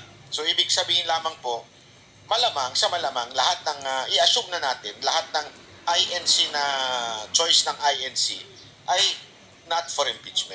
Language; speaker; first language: Filipino; non-native, local second language; Cebuano